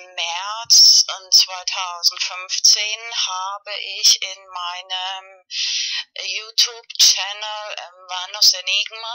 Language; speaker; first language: German; non-native, fluent; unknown